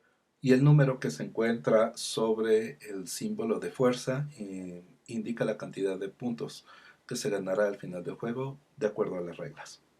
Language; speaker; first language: Spanish; native; Spanish